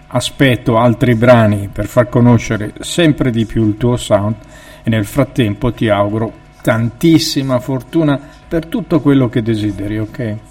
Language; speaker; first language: Italian; native; Italian